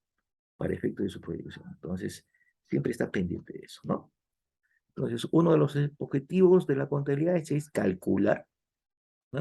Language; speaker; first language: Spanish; native; Spanish